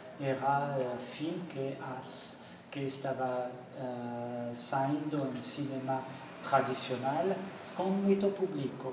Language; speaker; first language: Portuguese; non-native, learner; French